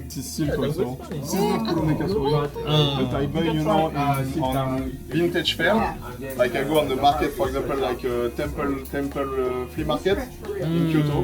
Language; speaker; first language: English; non-native, fluent; French